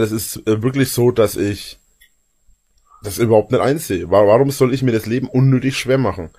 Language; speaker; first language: German; native; German